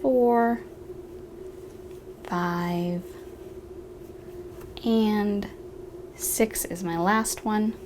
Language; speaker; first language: English; native; English